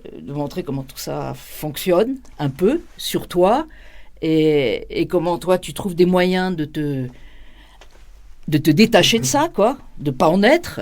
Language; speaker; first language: French; native; French